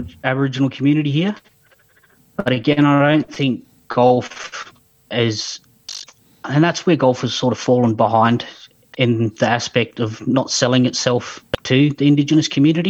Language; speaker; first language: English; native; English